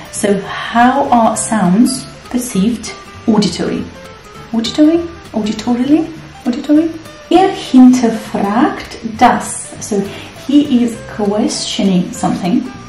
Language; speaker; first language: English; non-native, fluent; Russian